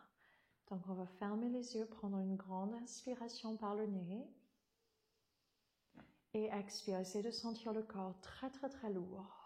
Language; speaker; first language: French; non-native, fluent; English